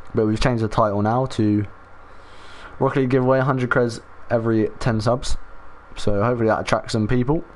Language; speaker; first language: English; native; English